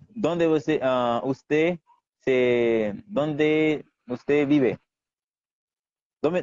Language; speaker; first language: Portuguese; non-native, learner; Haitian Creole